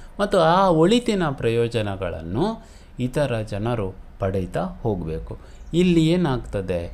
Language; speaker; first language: Kannada; non-native, local second language; Konkani